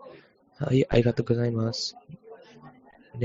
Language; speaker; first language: Japanese; non-native, learner; English